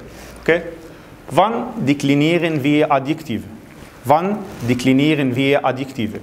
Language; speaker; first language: German; non-native, fluent; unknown